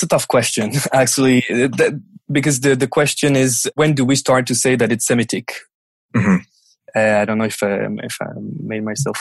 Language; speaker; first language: English; non-native, fluent; French